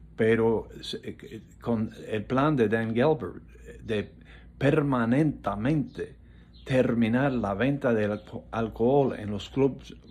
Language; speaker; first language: Spanish; non-native, fluent; English